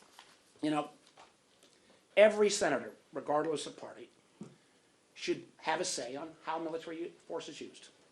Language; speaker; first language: English; native; English